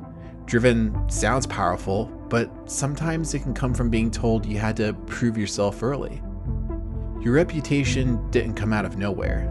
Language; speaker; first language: English; native; English